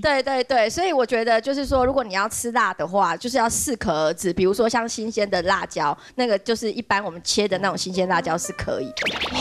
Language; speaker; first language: Chinese; native; Chinese